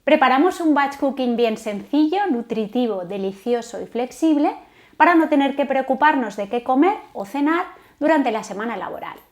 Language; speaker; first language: Spanish; native; Spanish